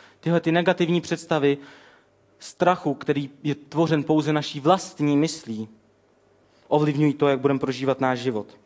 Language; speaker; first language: Czech; native; Czech